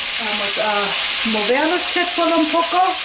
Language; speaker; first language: Spanish; non-native, fluent; Swedish